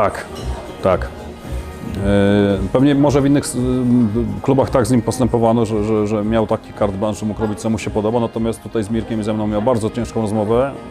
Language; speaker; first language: Polish; native; Polish